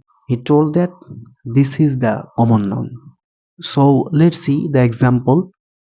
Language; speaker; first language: English; non-native, local second language; Bangla